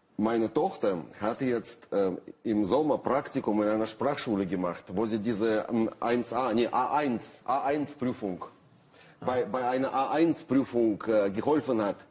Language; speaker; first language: German; non-native, fluent; Russian